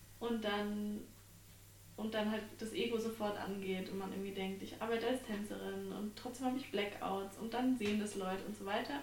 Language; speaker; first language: German; native; German